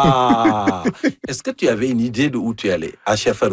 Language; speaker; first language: French; native; French